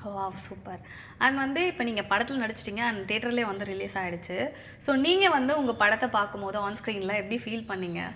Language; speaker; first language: Tamil; native; Tamil